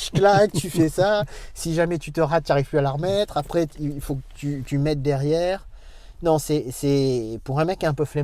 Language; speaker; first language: French; native; French